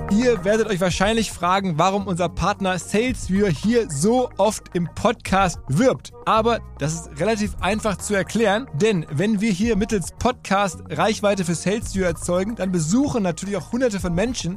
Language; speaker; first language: German; native; German